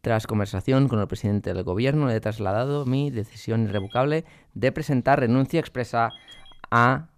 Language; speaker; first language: Spanish; non-native, local second language; Catalan